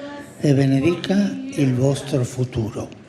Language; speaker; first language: Italian; non-native, fluent; Spanish